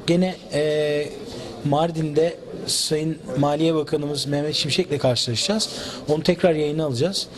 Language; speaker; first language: Turkish; native; Turkish